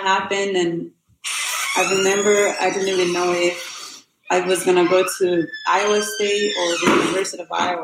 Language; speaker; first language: English; non-native, fluent; Rundi